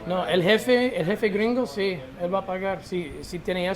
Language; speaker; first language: Spanish; non-native, learner; English